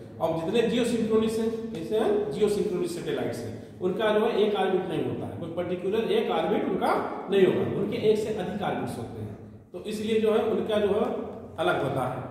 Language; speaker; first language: Hindi; native; Hindi